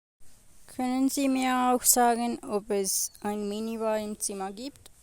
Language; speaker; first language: German; non-native, learner; Spanish